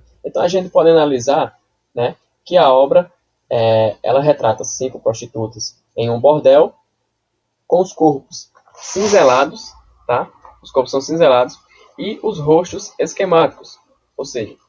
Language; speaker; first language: Portuguese; native; Portuguese